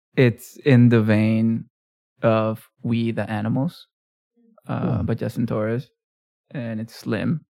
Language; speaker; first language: English; early bilingual, other home language; Spanish